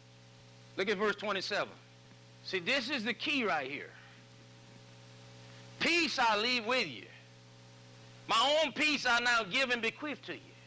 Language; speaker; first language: English; native; English